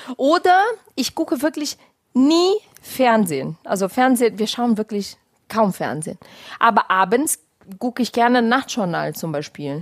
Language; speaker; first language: German; non-native, fluent; Portuguese